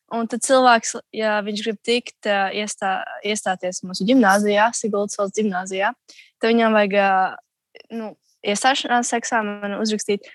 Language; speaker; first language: Latvian; native; Latvian